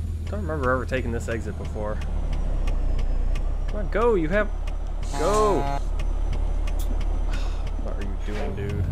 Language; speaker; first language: English; native; English